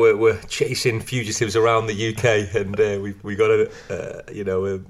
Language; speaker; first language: English; native; English